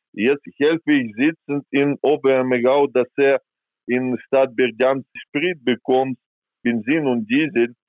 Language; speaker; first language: German; non-native, fluent; Ukrainian